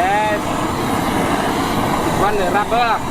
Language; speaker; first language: English; non-native, learner; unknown